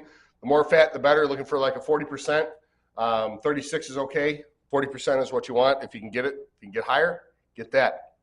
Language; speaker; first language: English; native; English